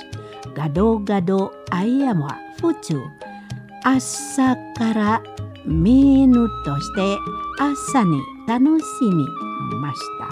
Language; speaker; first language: Japanese; non-native, learner; Indonesian